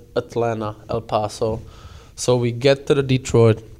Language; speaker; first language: English; non-native, fluent; Czech